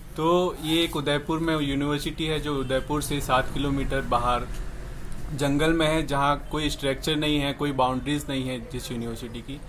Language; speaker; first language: Hindi; native; Hindi